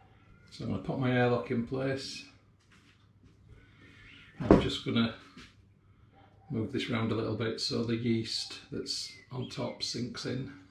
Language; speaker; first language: English; native; English